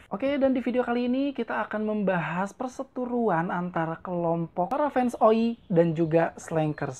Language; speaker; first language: Indonesian; native; Indonesian